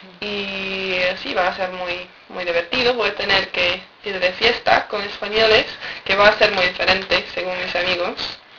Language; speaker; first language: Spanish; non-native, learner; English